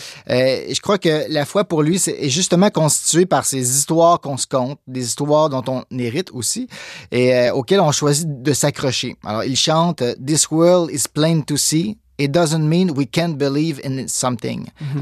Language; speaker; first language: French; native; French